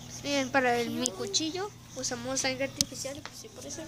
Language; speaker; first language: Spanish; native; Spanish